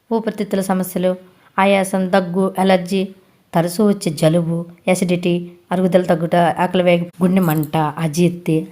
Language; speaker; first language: Telugu; native; Telugu